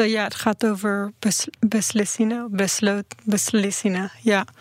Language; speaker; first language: Dutch; non-native, learner; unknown